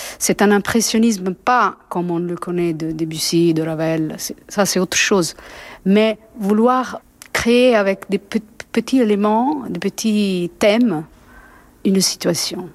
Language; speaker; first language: French; non-native, fluent; Italian